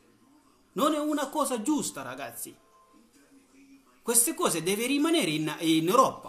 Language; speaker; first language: Italian; non-native, learner; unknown